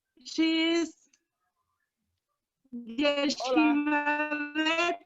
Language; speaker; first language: English; non-native, learner; Spanish